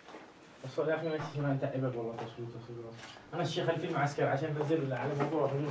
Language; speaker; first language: Arabic; native; Arabic